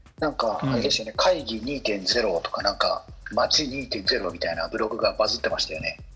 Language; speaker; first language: Japanese; native; Japanese